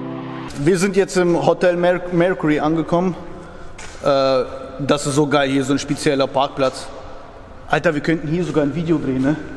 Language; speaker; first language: German; early bilingual, other home language; Russian